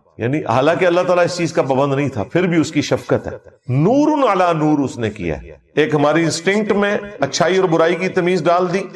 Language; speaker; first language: Urdu; non-native, local second language; Punjabi